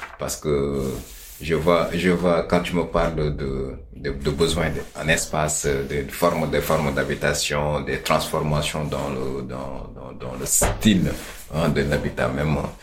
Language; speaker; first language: French; non-native, local second language; Wolof